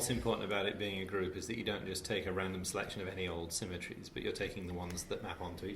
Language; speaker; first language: English; native; English